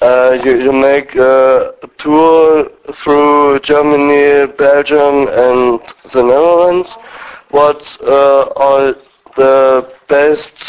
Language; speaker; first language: English; non-native, learner; German